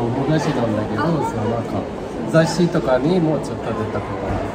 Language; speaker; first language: Japanese; non-native, fluent; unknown